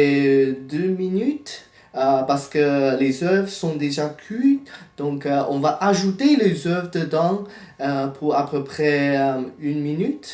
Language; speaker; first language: French; non-native, fluent; Chinese